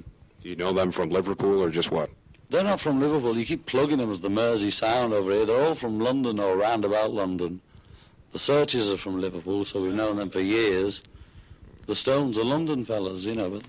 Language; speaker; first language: English; native; English